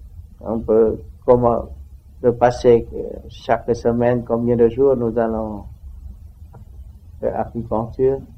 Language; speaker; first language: French; non-native, learner; Vietnamese